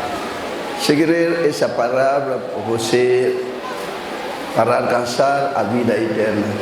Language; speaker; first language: Portuguese; non-native, learner; Lingala